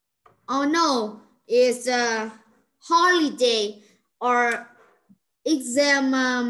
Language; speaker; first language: English; non-native, learner; Vietnamese